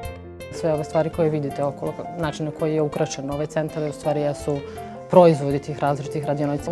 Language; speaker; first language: Bosnian; native; Bosnian